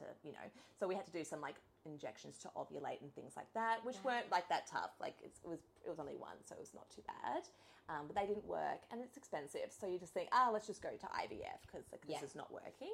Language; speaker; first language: English; native; English